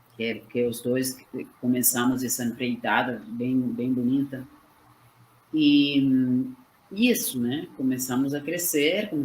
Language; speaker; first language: Portuguese; non-native, fluent; Spanish